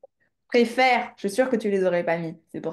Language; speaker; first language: French; native; French